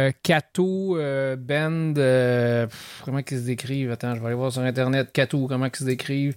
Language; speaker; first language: French; native; French